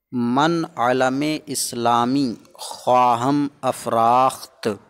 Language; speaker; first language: Persian; non-native, fluent; Urdu